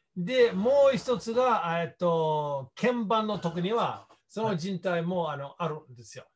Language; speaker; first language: Japanese; non-native, fluent; English